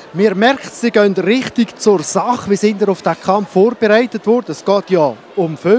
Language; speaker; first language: German; native; German